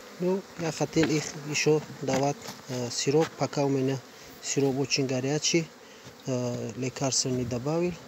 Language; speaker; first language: Russian; non-native, learner; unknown